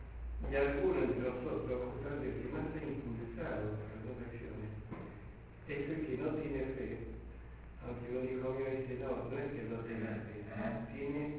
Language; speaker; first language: Spanish; native; Spanish